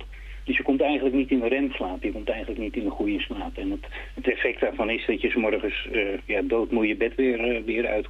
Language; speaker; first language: Dutch; native; Dutch